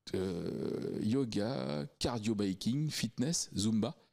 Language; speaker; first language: French; native; French